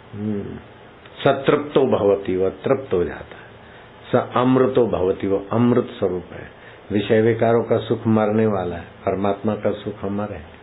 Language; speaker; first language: Hindi; native; Hindi